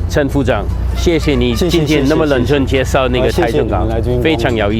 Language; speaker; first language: Chinese; non-native, fluent; English